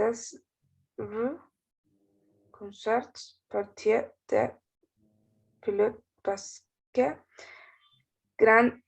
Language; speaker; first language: French; non-native, learner; Spanish